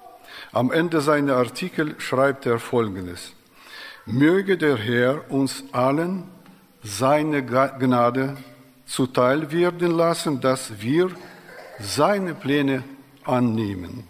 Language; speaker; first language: German; non-native, fluent; Russian